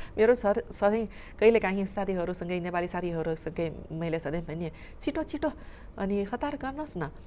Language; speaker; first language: Nepali; non-native, fluent; Chinese